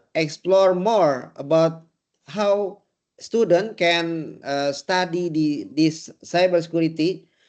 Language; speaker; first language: English; non-native, learner; Indonesian